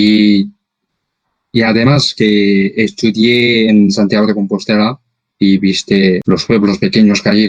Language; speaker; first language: Spanish; non-native, fluent; Korean